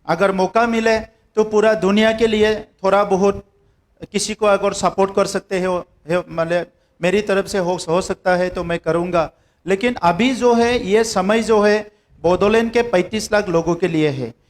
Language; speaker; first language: Hindi; non-native, local second language; Assamese